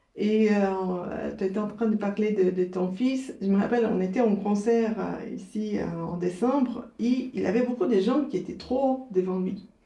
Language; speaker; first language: French; non-native, fluent; Portuguese